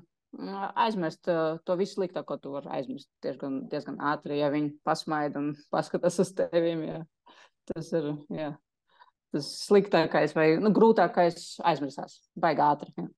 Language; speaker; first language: Latvian; non-native, local second language; Russian